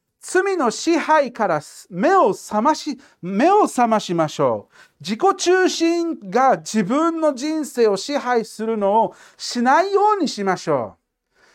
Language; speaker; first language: Japanese; non-native, fluent; English